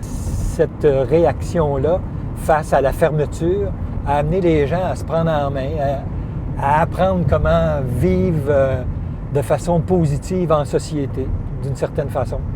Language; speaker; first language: French; native; French